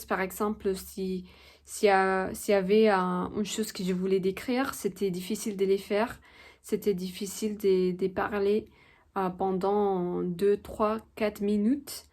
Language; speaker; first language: French; non-native, fluent; Spanish